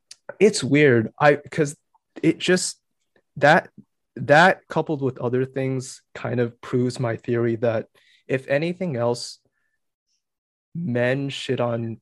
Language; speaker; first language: English; native; English